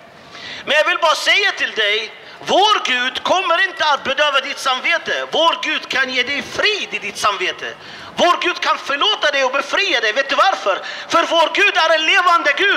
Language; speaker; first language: Swedish; non-native, fluent; Arabic